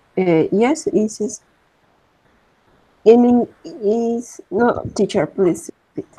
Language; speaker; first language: English; non-native, learner; Spanish